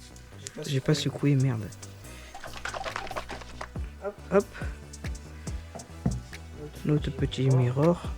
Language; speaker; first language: French; native; French